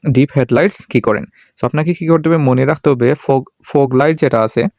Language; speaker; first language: Bangla; non-native, local second language; Sylheti